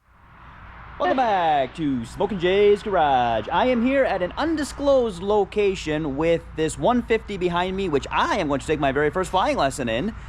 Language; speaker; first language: English; native; English